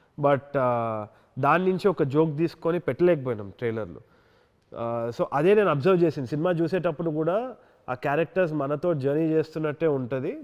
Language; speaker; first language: Telugu; native; Telugu